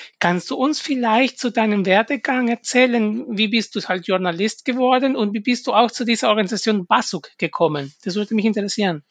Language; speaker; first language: German; non-native, fluent; Spanish